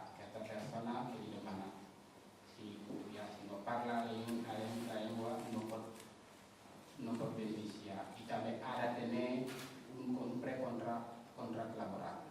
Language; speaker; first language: Catalan; non-native, fluent; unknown